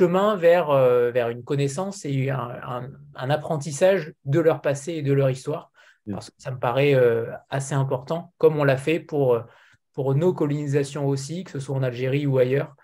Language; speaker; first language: French; native; French